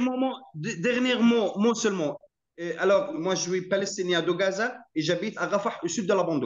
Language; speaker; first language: French; non-native, fluent; Arabic